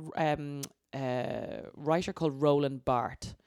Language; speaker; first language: English; native; English